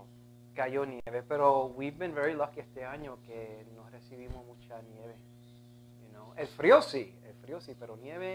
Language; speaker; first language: Spanish; early bilingual, heritage; Spanish